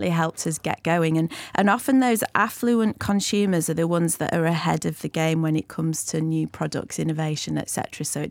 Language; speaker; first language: English; native; English